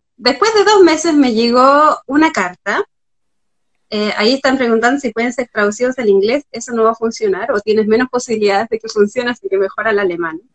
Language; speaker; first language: Spanish; native; Spanish